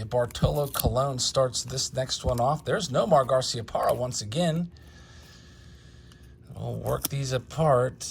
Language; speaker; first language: English; native; English